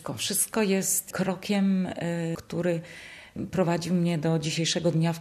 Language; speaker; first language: Polish; early bilingual, heritage; Polish